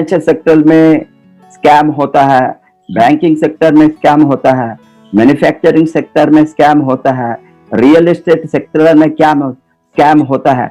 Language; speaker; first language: Hindi; non-native, local second language; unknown